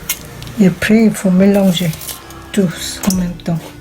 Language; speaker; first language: French; non-native, fluent; Korean